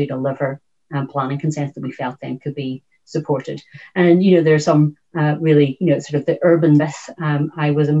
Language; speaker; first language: English; native; English